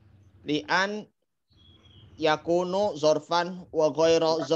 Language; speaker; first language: Arabic; non-native, learner; Indonesian